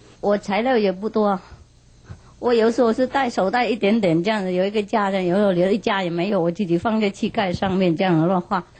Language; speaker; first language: Chinese; non-native, fluent; Vietnamese